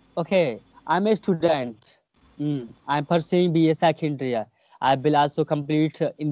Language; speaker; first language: English; non-native, learner; Hindi